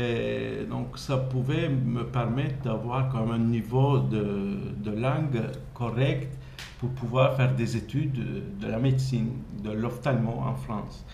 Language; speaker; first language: French; non-native, fluent; Turkish